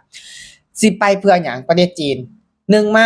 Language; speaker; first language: Thai; non-native, local second language; Northeastern Thai